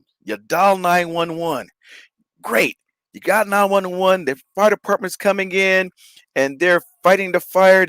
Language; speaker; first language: English; native; English